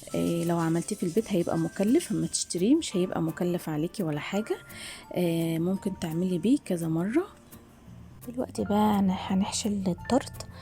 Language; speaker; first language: Arabic; native; Arabic